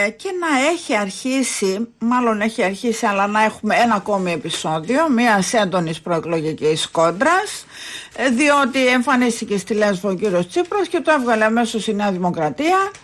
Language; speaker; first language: Greek; native; Greek